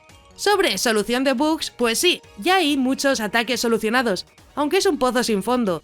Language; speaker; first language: Spanish; native; Spanish